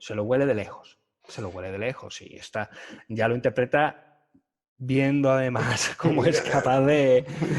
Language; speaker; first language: Spanish; native; Spanish